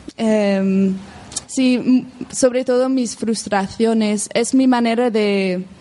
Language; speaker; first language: Spanish; non-native, fluent; English